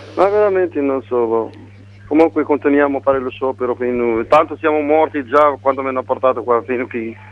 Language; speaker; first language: Italian; non-native, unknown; Arabic